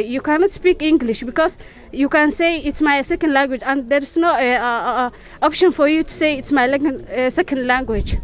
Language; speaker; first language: English; non-native, fluent; Somali